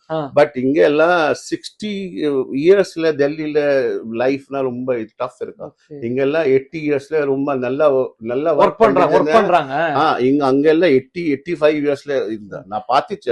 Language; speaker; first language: Tamil; non-native, fluent; Hindi